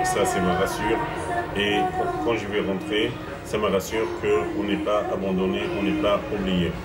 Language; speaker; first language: French; non-native, fluent; Arabic